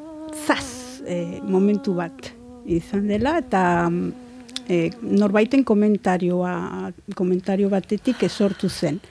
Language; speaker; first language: Basque; non-native, local second language; Spanish